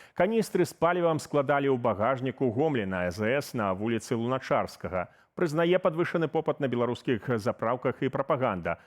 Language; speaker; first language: Belarusian; native; Belarusian